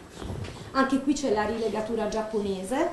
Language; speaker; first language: Italian; native; Italian